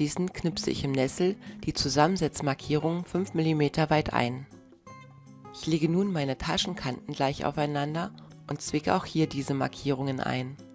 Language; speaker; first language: German; native; German